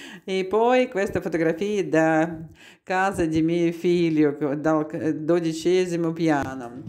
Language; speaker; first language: Italian; non-native, learner; Russian